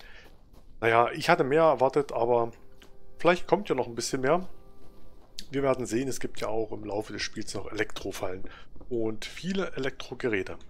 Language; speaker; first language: German; native; German